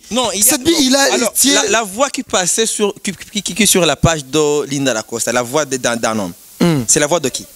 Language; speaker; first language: French; non-native, local second language; Rundi